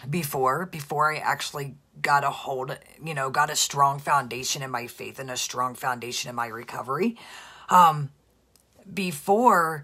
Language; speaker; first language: English; native; English